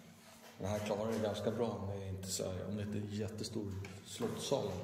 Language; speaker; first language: Swedish; native; Swedish